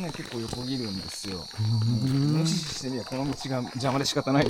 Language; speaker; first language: Japanese; native; Japanese